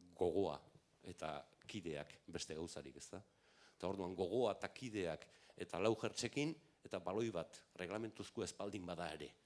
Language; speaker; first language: Basque; native; Basque